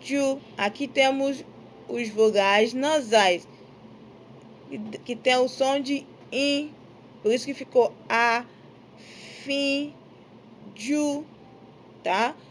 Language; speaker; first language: Portuguese; non-native, fluent; Yoruba